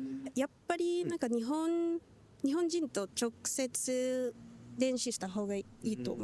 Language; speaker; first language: Japanese; non-native, fluent; English